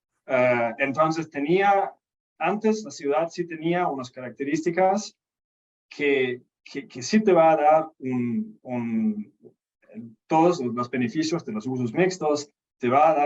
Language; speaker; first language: Spanish; non-native, fluent; Danish